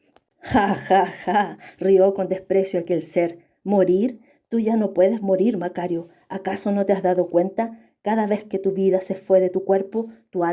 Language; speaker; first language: Spanish; native; Spanish